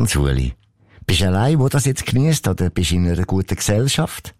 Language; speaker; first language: German; native; German